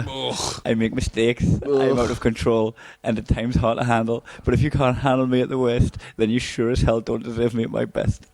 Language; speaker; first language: English; native; English